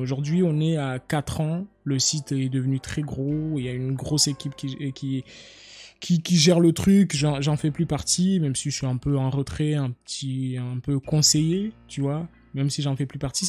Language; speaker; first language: French; native; French